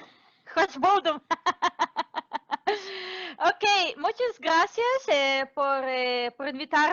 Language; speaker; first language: Spanish; non-native, fluent; Serbian